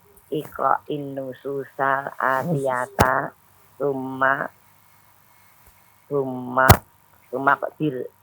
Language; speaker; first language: Arabic; non-native, learner; Indonesian